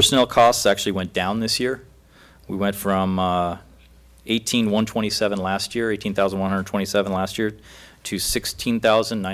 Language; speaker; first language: English; native; English